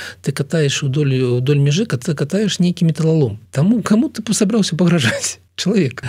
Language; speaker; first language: Belarusian; non-native, local second language; Russian